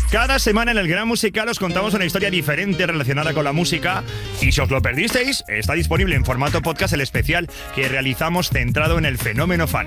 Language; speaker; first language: Spanish; native; Spanish